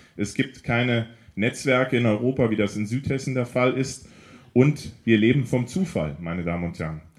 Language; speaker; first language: German; native; German